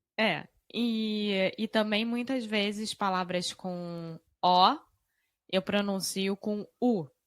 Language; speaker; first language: Portuguese; native; Portuguese